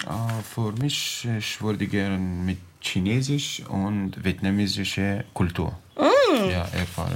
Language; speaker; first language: German; non-native, learner; Arabic